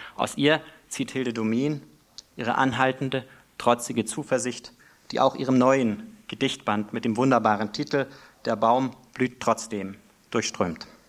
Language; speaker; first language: German; native; German